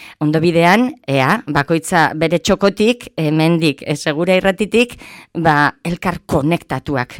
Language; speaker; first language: Basque; native; Basque